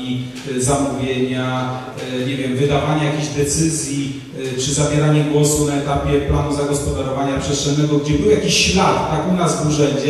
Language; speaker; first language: Polish; native; Polish